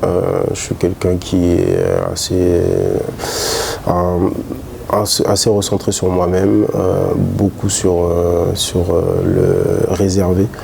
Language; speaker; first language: French; early bilingual, other home language; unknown